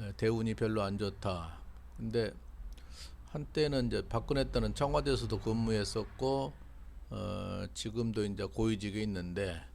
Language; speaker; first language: Korean; native; Korean